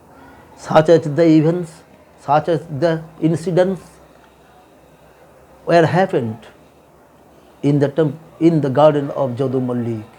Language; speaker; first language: English; non-native, local second language; Bangla